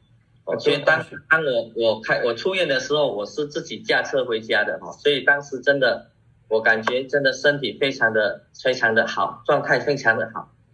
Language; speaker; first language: Chinese; early bilingual, heritage; Chinese